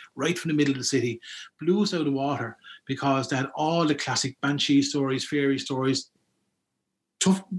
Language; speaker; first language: English; native; English